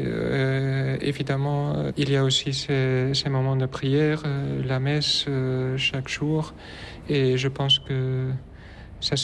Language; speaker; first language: French; non-native, local second language; Dutch